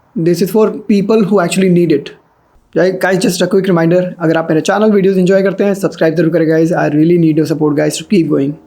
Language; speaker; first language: Hindi; native; Hindi